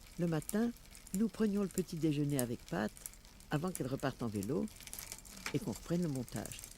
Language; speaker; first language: French; native; French